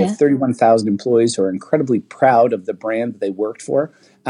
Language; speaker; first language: English; native; English